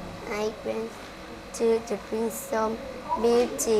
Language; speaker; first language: English; non-native, learner; Vietnamese